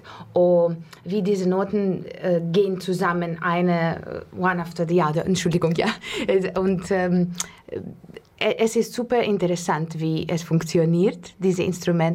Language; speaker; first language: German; non-native, learner; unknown